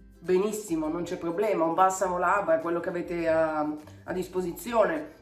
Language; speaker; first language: Italian; native; Italian